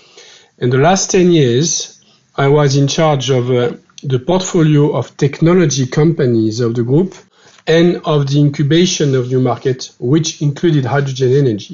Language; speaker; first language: English; non-native, fluent; French